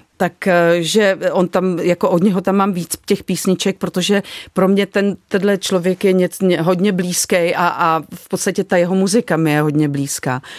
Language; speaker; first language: Czech; native; Czech